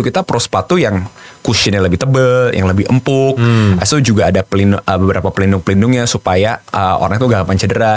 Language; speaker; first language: Indonesian; native; Indonesian